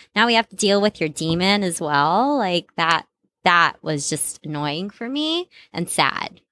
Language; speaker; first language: English; non-native, local second language; Filipino